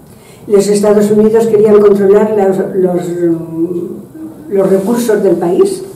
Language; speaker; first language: Spanish; non-native, fluent; French